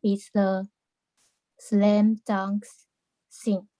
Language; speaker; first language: English; non-native, learner; Chinese